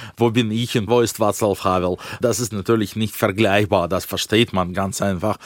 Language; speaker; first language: German; non-native, fluent; Russian